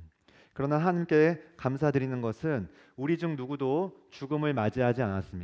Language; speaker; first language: Korean; native; Korean